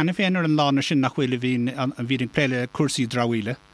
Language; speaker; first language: Irish; native; Irish